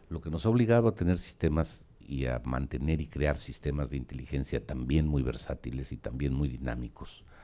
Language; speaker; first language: Spanish; native; Spanish